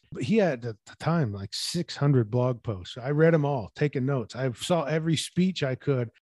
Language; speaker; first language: English; native; English